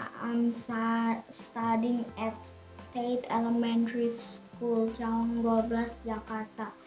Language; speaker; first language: English; non-native, learner; Indonesian